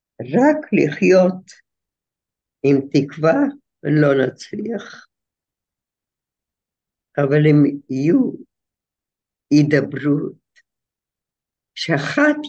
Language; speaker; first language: Hebrew; non-native, fluent; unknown